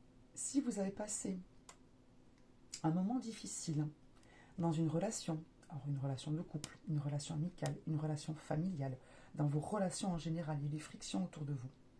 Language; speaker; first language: French; native; French